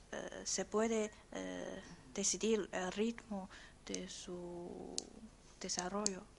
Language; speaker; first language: Spanish; non-native, learner; Chinese